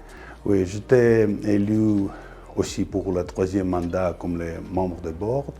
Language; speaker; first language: French; non-native, fluent; Georgian